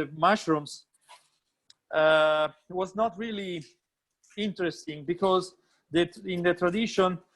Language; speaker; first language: English; non-native, fluent; Italian